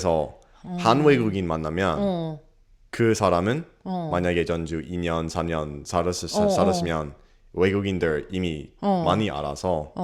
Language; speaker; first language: Korean; non-native, learner; English